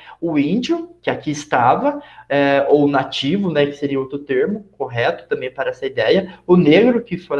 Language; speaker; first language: Portuguese; native; Portuguese